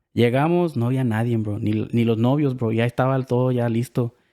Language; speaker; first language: Spanish; early bilingual, heritage; Spanish